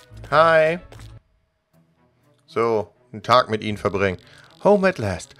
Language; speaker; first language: German; native; German